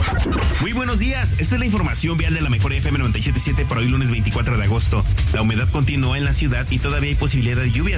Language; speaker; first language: Spanish; native; Spanish